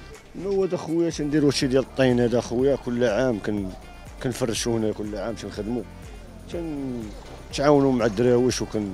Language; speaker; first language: Arabic; native; Arabic